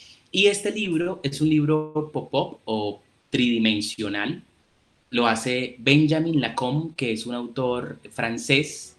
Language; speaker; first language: Spanish; native; Spanish